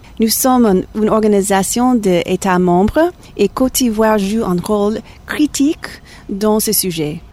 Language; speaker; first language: French; non-native, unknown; English